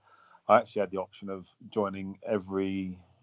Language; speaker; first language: English; native; English